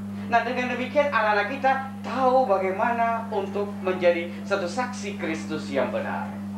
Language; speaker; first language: Indonesian; native; Indonesian